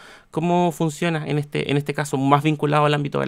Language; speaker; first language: Spanish; native; Spanish